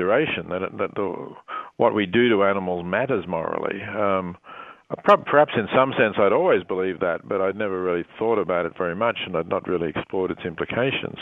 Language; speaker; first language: English; native; English